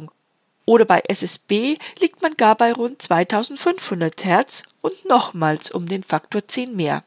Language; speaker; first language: German; native; German